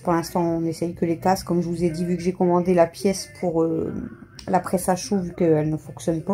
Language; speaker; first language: French; native; French